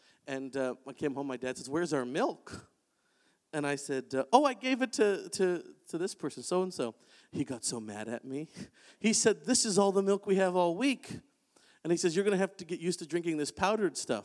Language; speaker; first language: English; native; English